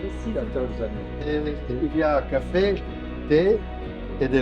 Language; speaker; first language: French; non-native, learner; Italian